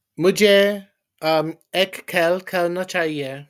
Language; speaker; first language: Hindi; non-native, learner; English